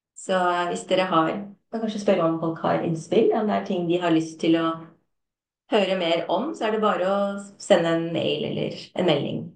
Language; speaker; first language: Norwegian; non-native, fluent; Turkish